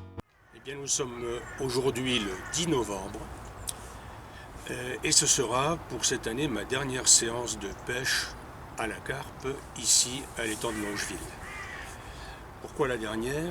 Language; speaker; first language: French; native; French